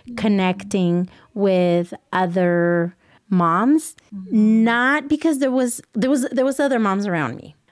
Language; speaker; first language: English; early bilingual, other home language; Spanish